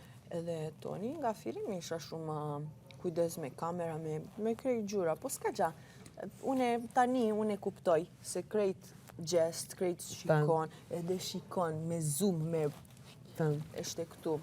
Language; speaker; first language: Albanian; early bilingual, heritage; Italian